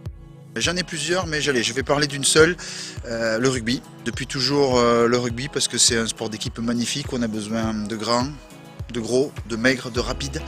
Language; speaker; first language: French; native; French